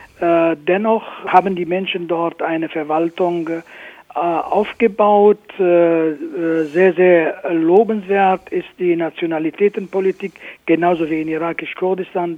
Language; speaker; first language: German; non-native, fluent; Kurdish